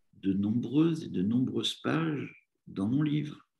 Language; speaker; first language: French; native; French